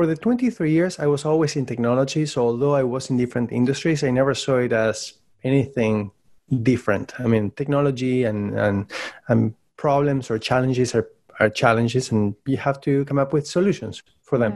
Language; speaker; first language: English; non-native, fluent; Spanish